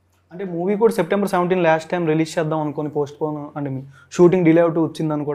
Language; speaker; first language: Telugu; native; Telugu